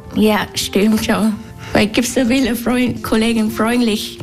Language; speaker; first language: German; non-native, learner; Vietnamese